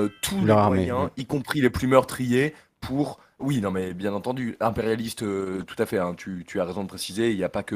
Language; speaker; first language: French; native; French